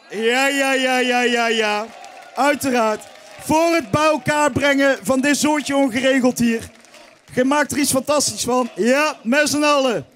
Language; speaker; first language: Dutch; native; Dutch